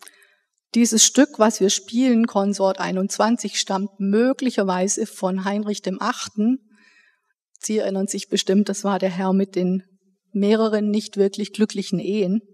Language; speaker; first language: German; native; German